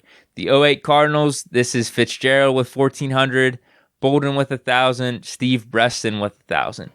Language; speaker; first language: English; native; English